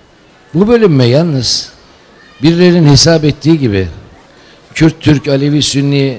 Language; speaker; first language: Turkish; native; Turkish